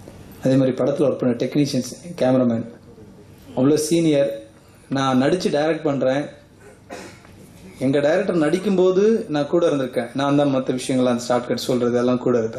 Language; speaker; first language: Tamil; native; Tamil